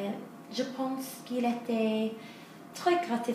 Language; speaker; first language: French; non-native, learner; English